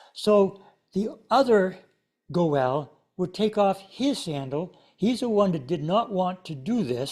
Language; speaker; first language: English; native; English